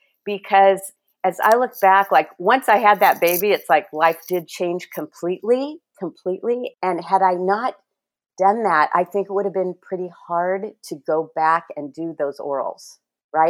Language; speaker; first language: English; early bilingual, other home language; Spanish